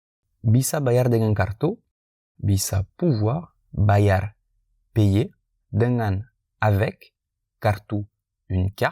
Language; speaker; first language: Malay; non-native, fluent; French